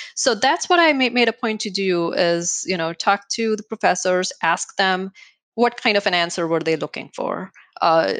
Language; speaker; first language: English; non-native, local second language; Hindi